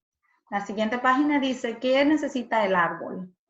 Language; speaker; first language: Spanish; early bilingual, heritage; Spanish